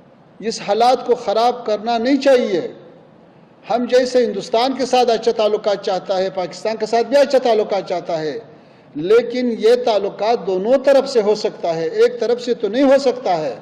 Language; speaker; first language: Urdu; non-native, fluent; Pashto